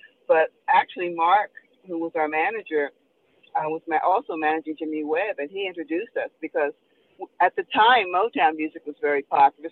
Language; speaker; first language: English; native; English